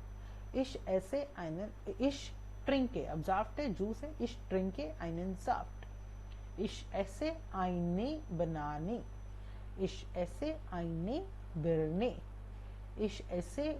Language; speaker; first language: German; non-native, learner; Hindi